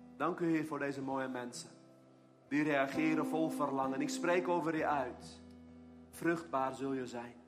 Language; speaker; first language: Dutch; non-native, fluent; Armenian